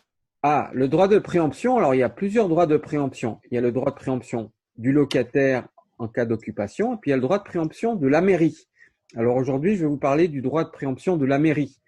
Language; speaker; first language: French; native; French